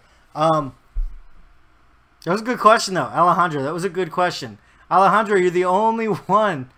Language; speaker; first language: English; native; English